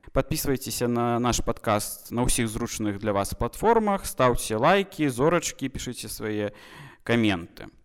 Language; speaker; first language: Belarusian; non-native, local second language; Russian